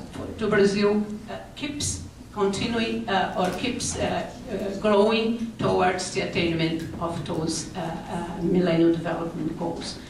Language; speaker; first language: English; non-native, fluent; Portuguese